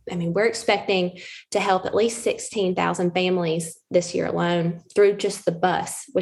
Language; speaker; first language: English; native; English